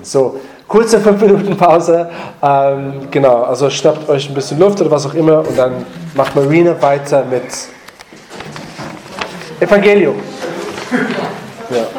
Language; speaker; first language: German; non-native, learner; French